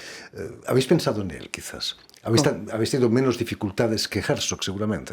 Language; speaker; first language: Spanish; native; Spanish